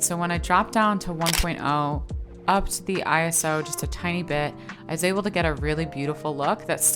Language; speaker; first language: English; native; English